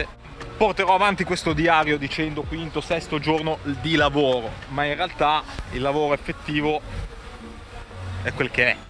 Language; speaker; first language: Italian; native; Italian